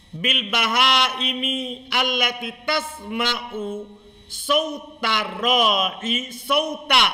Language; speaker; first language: Arabic; non-native, fluent; Indonesian